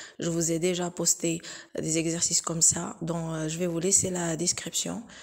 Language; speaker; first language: French; non-native, local second language; Arabic